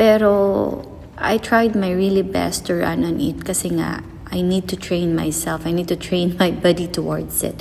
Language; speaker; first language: English; non-native, local second language; Filipino